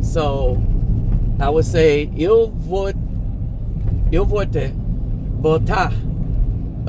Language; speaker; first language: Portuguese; non-native, learner; English